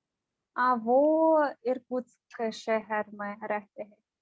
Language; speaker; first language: Hindi; non-native, learner; Russian